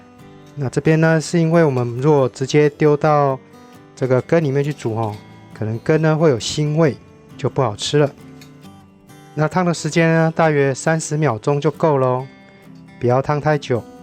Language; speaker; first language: Chinese; native; Chinese